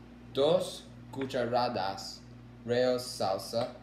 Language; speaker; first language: Spanish; non-native, learner; English